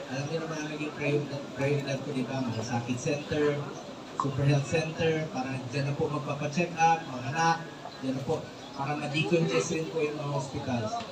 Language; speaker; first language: Filipino; non-native, local second language; Cebuano